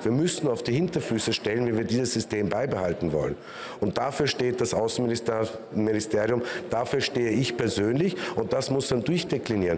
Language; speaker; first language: German; native; German